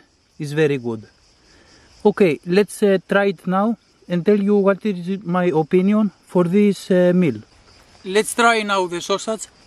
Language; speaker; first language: English; non-native, learner; Greek